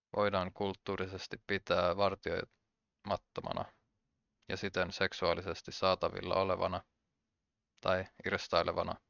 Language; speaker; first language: Finnish; native; Finnish